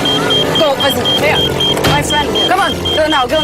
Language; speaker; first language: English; non-native, learner; French